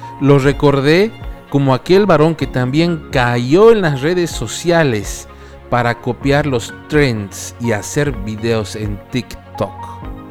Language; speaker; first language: Spanish; native; Spanish